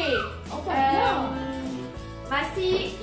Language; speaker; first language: Indonesian; non-native, learner; French